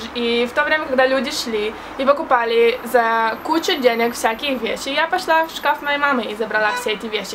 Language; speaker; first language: Russian; early bilingual, heritage; Russian